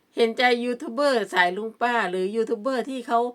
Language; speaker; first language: Thai; native; Thai